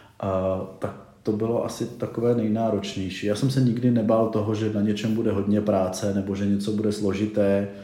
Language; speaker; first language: Czech; native; Czech